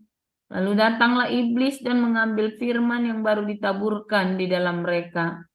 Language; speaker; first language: Indonesian; native; Indonesian